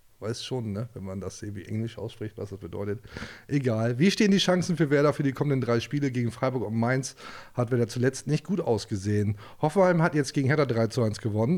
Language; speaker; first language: German; native; German